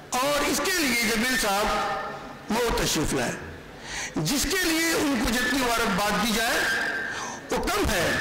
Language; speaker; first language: Urdu; native; Urdu